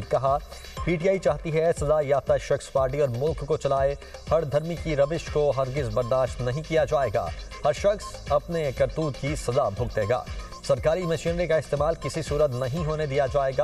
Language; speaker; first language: Urdu; native; Urdu